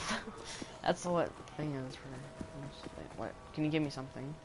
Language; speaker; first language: English; native; English